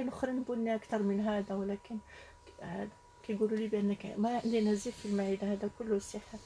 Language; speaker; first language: Arabic; native; Arabic